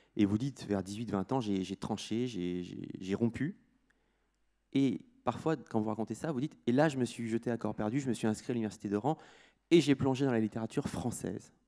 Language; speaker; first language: French; native; French